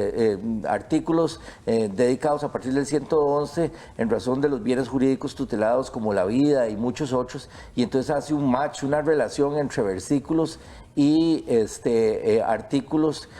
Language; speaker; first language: Spanish; native; Spanish